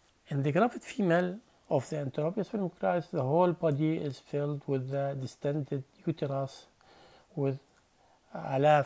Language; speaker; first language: English; non-native, fluent; Arabic